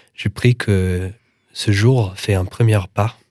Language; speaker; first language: French; non-native, fluent; English